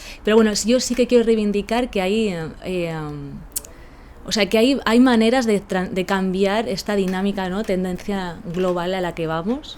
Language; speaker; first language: Spanish; native; Spanish